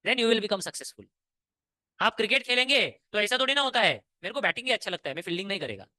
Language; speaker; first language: Hindi; non-native, local second language; Marathi